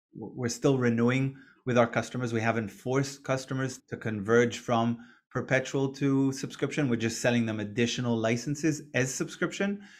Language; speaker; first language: English; non-native, fluent; Hebrew